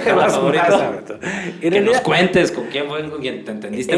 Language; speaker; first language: Spanish; native; Spanish